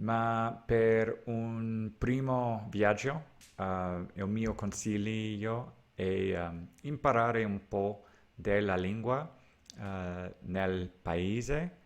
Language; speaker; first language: Italian; non-native, learner; English